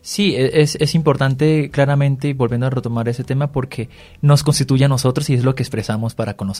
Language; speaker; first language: Spanish; native; Spanish